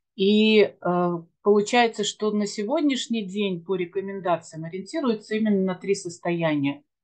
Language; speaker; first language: Russian; native; Russian